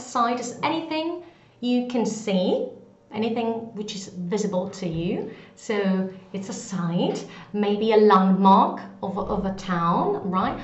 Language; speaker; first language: English; non-native, fluent; Greek